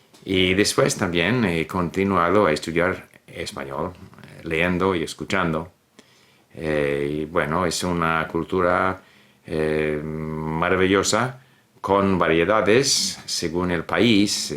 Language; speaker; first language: Spanish; non-native, fluent; English